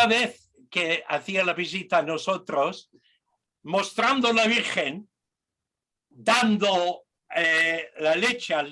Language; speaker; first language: Spanish; non-native, fluent; English